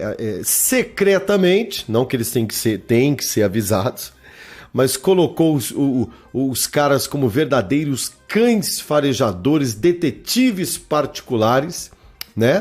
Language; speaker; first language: Portuguese; native; Portuguese